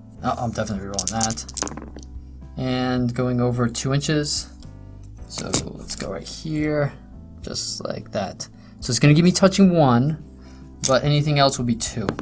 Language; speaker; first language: English; native; English